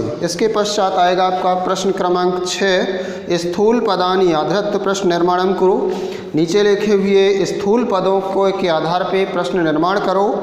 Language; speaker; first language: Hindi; native; Hindi